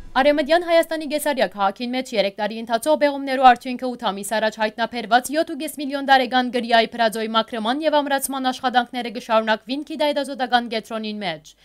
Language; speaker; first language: Armenian; early bilingual, heritage; Armenian